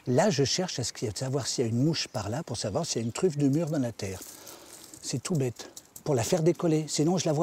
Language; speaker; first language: French; native; French